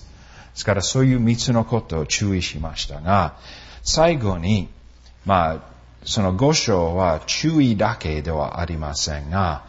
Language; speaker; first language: Japanese; non-native, fluent; English